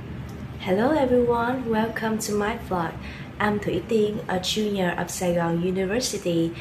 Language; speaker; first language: English; non-native, learner; Vietnamese